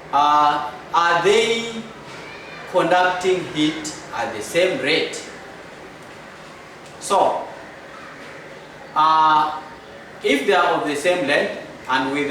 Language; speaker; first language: English; non-native, local second language; Swahili